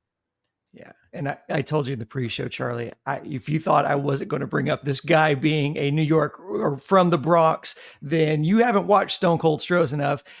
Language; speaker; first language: English; native; English